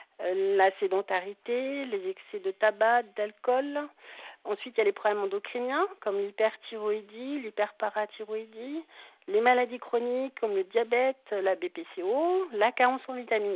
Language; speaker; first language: French; native; French